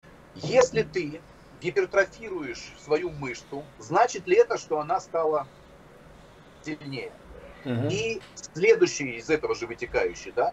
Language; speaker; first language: Russian; native; Russian